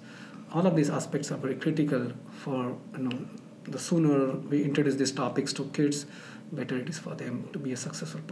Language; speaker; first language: English; non-native, local second language; Marathi